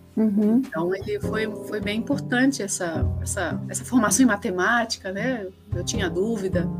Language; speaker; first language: Portuguese; early bilingual, other home language; Spanish